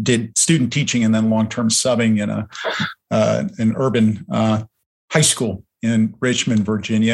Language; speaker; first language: English; early bilingual, other home language; German